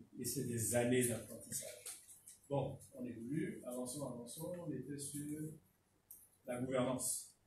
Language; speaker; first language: French; non-native, local second language; Fon